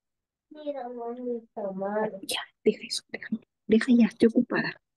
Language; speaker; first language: Spanish; native; Spanish